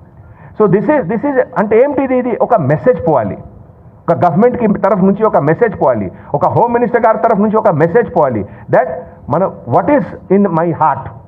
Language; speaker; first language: Telugu; non-native, local second language; Hindi